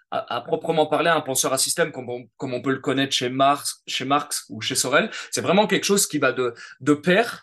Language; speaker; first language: French; native; French